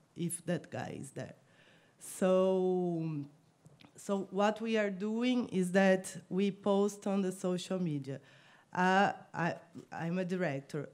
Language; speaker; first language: English; non-native, fluent; Portuguese